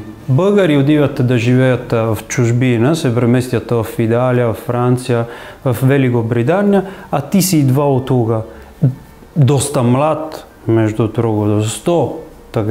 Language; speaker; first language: Bulgarian; non-native, fluent; Italian